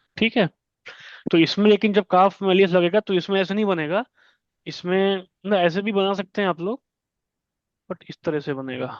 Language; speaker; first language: Hindi; native; Hindi